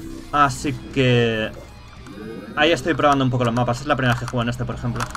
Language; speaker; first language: Spanish; native; Spanish